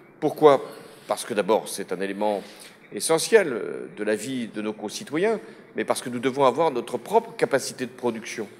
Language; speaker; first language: French; native; French